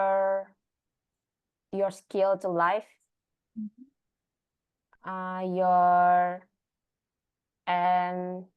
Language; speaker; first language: English; non-native, learner; Indonesian